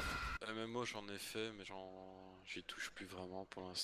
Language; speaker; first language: French; native; French